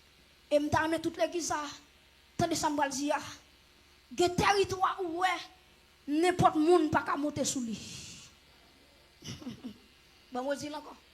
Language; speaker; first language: French; non-native, local second language; Haitian Creole